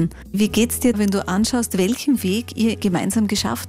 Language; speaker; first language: German; native; German